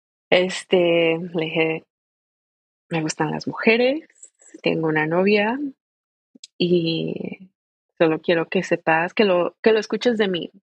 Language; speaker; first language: Spanish; early bilingual, heritage; Spanish